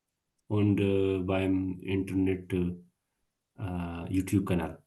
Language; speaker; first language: German; non-native, learner; Pashto